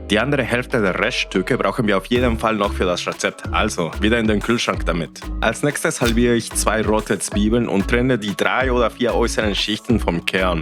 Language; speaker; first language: German; non-native, fluent; Spanish